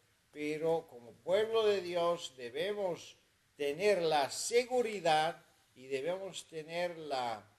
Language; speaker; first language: Spanish; non-native, fluent; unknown